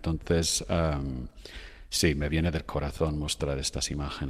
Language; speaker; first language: Spanish; non-native, fluent; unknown